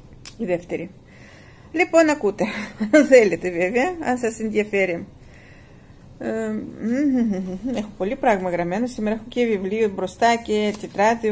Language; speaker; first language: Greek; non-native, fluent; Russian